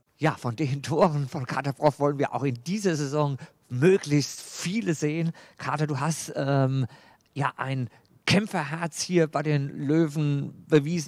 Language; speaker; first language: German; native; German